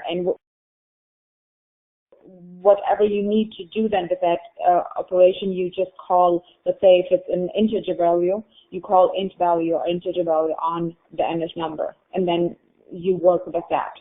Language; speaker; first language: English; non-native, fluent; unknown